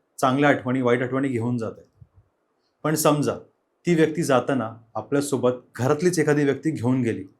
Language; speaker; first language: Marathi; native; Marathi